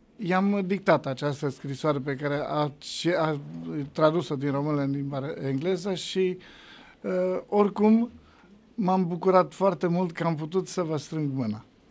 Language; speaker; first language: Romanian; native; Romanian